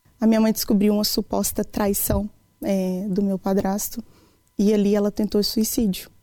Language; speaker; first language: Portuguese; native; Portuguese